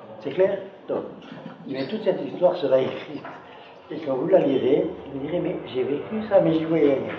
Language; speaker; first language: French; native; French